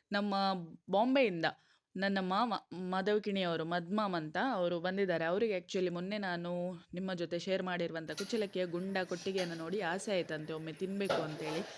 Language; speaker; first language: Kannada; non-native, local second language; Konkani